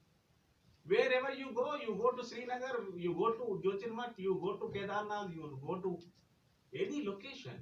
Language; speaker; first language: English; non-native, local second language; Telugu